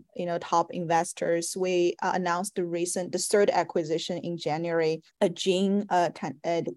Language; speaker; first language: English; non-native, fluent; Chinese